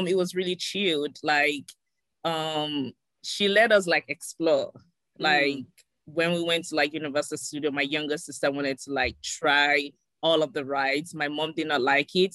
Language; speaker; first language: English; non-native, local second language; Yoruba